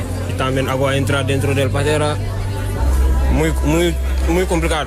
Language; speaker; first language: Spanish; non-native, learner; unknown